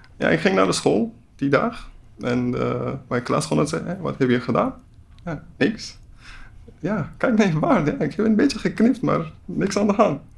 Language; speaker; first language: Dutch; non-native, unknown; Persian